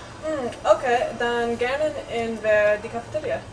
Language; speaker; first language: German; non-native, learner; English